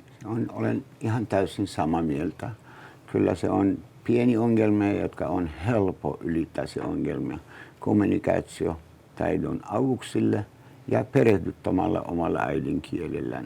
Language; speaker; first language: Finnish; non-native, learner; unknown